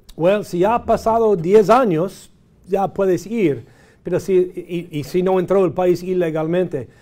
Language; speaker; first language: Spanish; non-native, fluent; English